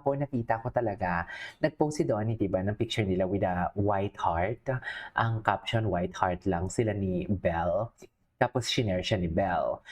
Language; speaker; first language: Filipino; native; Filipino